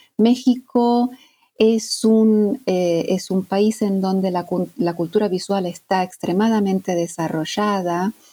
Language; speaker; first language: Spanish; non-native, fluent; Italian